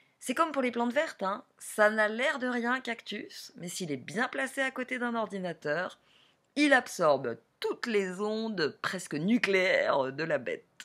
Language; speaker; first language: French; native; French